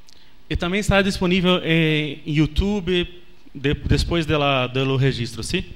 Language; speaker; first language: Spanish; non-native, learner; Portuguese